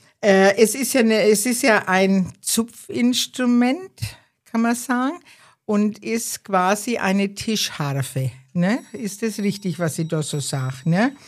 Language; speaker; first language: German; native; German